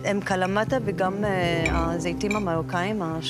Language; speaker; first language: Hebrew; non-native, fluent; Greek